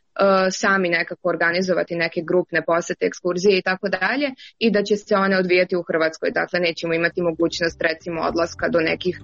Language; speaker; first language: Serbian; native; Serbian